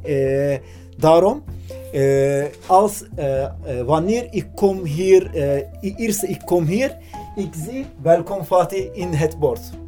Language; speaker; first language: Dutch; non-native, learner; Turkish